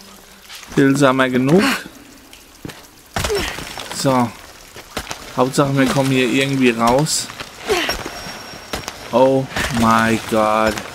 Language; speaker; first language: German; native; German